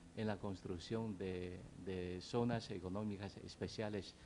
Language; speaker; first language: Spanish; non-native, fluent; Chinese